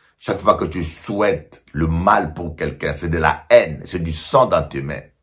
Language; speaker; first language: French; non-native, local second language; Lingala